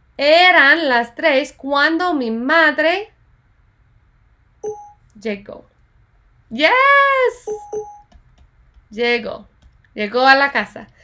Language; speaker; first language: Spanish; non-native, fluent; English